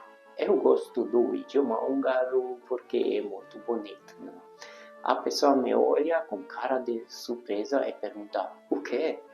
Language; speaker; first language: Portuguese; non-native, fluent; Hungarian